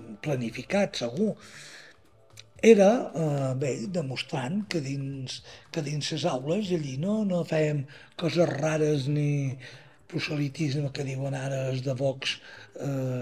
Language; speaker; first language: Catalan; native; Catalan